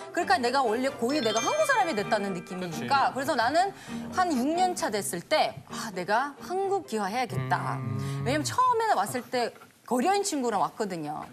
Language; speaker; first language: Korean; non-native, fluent; Uzbek